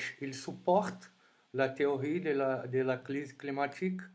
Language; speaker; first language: French; non-native, fluent; Portuguese